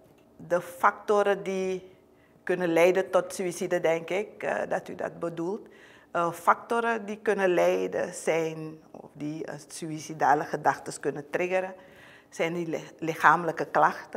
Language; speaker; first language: Dutch; native; Dutch